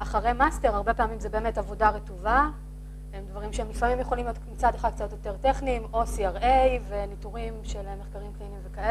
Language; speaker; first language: Hebrew; native; Hebrew